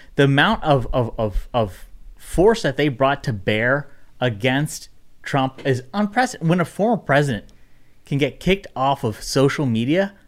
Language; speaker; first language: English; native; English